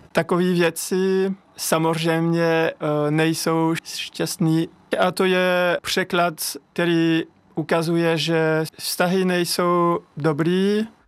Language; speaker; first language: Czech; non-native, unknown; French